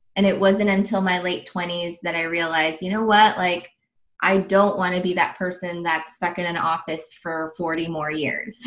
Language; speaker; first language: English; early bilingual, other home language; Filipino